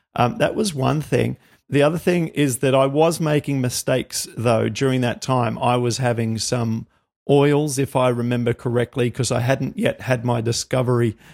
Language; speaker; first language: English; native; English